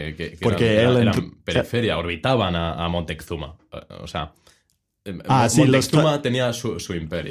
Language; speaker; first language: Spanish; native; Spanish